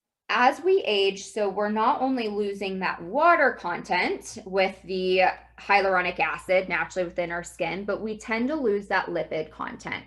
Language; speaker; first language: English; native; English